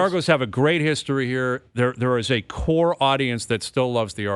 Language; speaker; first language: English; native; English